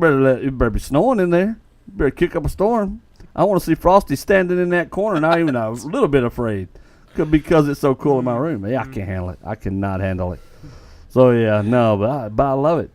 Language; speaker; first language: English; native; English